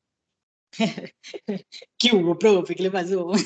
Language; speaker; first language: Portuguese; non-native, fluent; Spanish